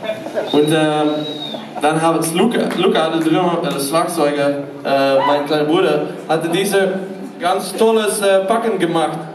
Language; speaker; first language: German; non-native, learner; Dutch